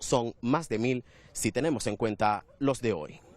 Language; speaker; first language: Spanish; native; Spanish